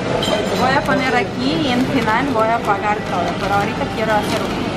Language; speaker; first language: Spanish; non-native, learner; Ukrainian